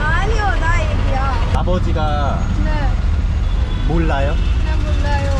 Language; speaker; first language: Korean; non-native, learner; Hindi